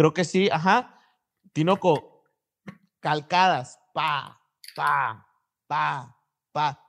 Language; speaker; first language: Spanish; native; Spanish